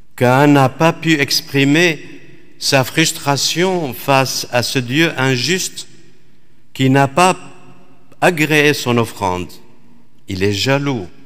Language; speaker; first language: French; non-native, fluent; Aramaic